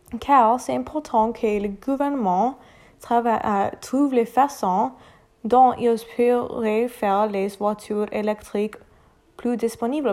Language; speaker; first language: French; non-native, learner; English